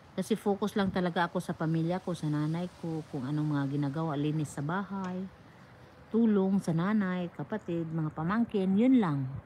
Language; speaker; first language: Filipino; non-native, local second language; Cebuano